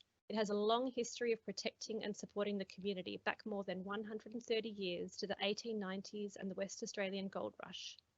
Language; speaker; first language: English; native; English